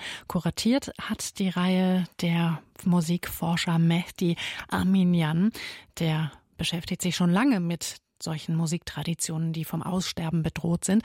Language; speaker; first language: German; native; German